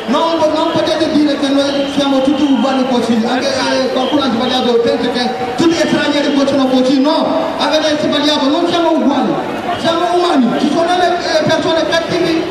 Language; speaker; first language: Italian; non-native, learner; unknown